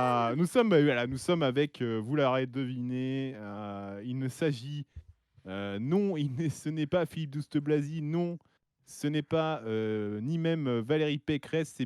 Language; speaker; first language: French; native; French